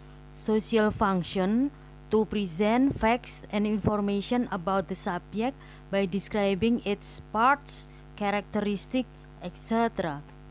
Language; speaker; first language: English; non-native, fluent; Indonesian